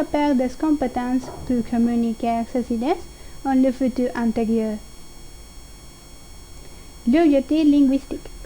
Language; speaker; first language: French; non-native, learner; Spanish